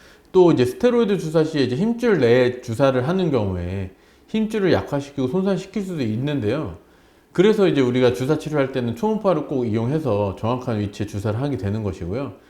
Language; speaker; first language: Korean; native; Korean